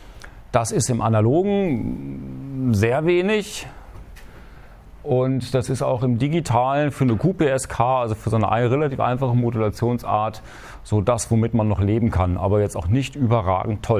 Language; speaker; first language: German; native; German